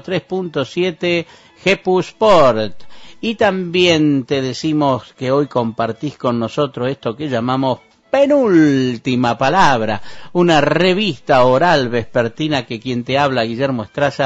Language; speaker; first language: Spanish; native; Spanish